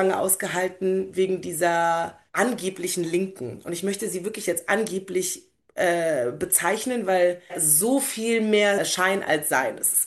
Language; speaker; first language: German; native; German